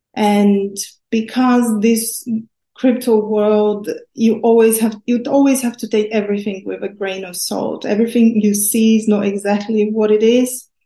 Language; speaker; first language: English; non-native, fluent; Portuguese